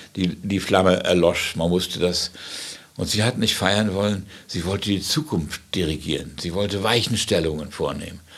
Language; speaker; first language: German; native; German